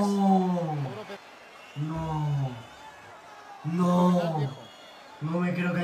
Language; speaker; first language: Spanish; native; Spanish